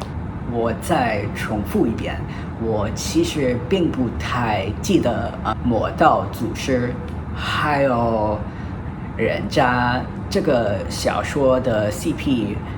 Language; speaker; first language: Chinese; non-native, fluent; English